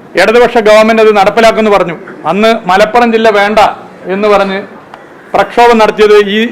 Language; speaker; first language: Malayalam; native; Malayalam